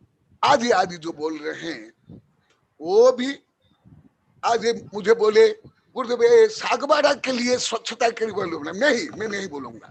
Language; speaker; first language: Hindi; native; Hindi